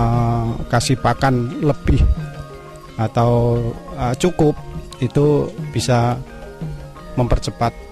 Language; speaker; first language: Indonesian; non-native, local second language; Javanese